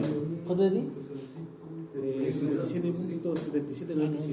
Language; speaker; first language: Spanish; native; Spanish